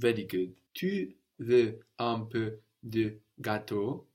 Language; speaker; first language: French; non-native, fluent; English